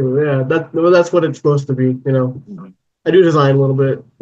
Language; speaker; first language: English; native; English